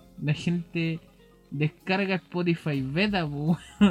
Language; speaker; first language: Spanish; native; Spanish